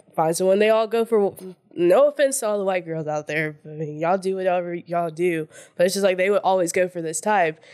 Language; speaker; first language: English; early bilingual, other home language; Haitian Creole